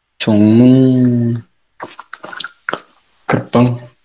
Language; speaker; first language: Korean; non-native, learner; Indonesian